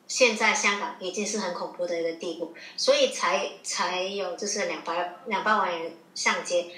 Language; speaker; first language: Chinese; non-native, local second language; Cantonese